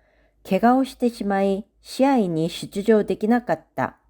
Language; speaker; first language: Japanese; non-native, fluent; Korean